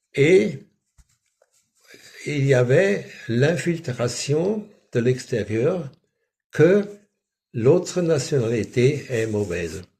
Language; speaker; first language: French; non-native, fluent; German